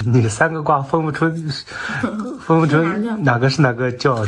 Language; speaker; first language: Chinese; native; Chinese